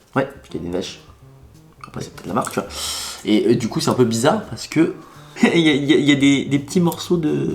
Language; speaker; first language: French; native; French